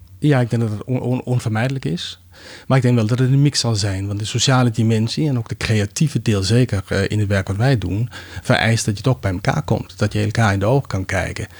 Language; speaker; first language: Dutch; non-native, fluent; Danish